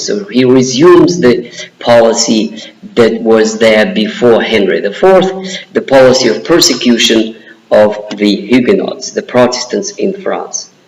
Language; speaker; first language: English; non-native, fluent; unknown